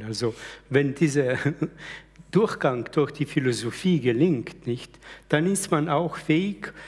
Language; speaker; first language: German; early bilingual, other home language; Slovenian